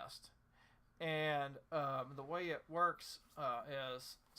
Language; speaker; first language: English; native; English